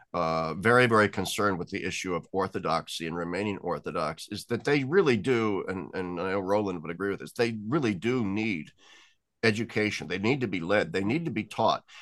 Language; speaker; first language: English; native; English